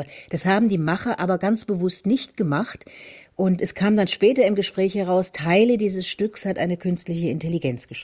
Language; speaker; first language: German; native; German